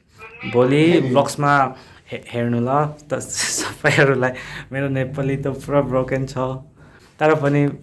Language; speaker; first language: Nepali; non-native, learner; Karbi